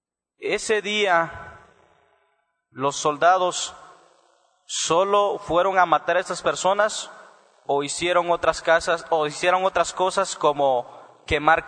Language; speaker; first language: Spanish; native; Spanish